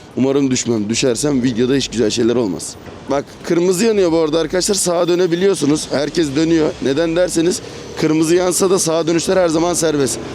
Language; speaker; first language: Turkish; native; Turkish